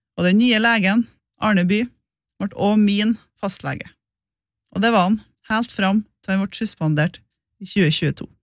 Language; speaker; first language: Norwegian; native; Norwegian